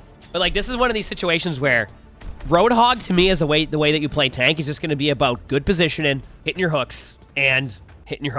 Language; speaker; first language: English; native; English